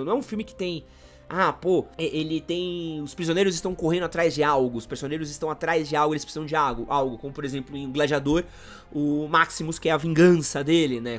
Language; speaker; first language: Portuguese; native; Portuguese